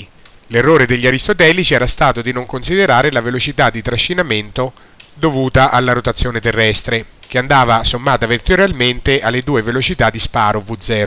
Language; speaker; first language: Italian; native; Italian